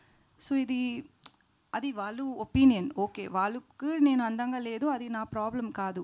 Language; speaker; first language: Telugu; non-native, learner; Tamil